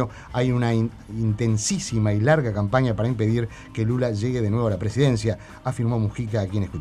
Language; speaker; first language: Spanish; native; Spanish